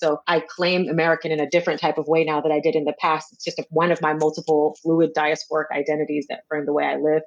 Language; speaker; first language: English; native; English